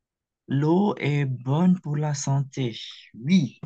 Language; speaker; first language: French; non-native, fluent; Indonesian